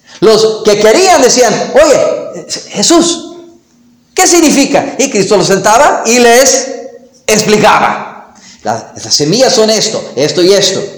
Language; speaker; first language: Spanish; non-native, fluent; English